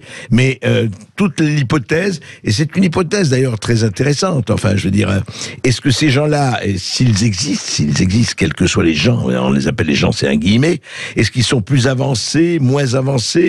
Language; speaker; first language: French; native; French